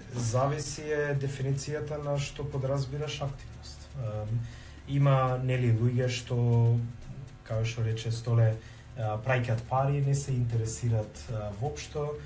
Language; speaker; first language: Macedonian; early bilingual, heritage; Macedonian